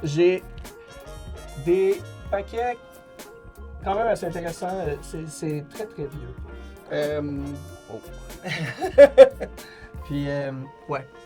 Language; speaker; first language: French; native; French